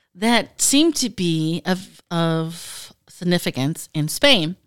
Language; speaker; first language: English; native; English